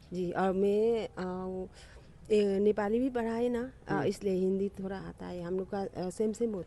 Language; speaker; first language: Hindi; non-native, learner; Nepali